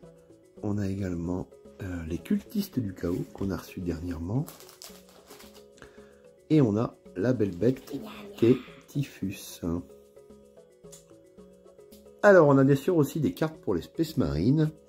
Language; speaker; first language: French; native; French